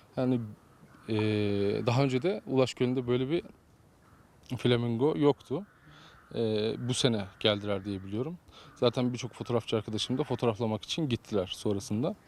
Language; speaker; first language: Turkish; native; Turkish